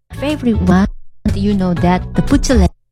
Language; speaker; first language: English; non-native, learner; Korean